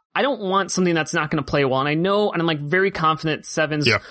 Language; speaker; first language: English; native; English